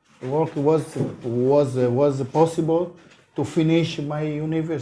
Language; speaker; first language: English; non-native, learner; Portuguese